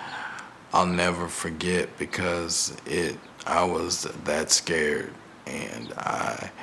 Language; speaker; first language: English; native; English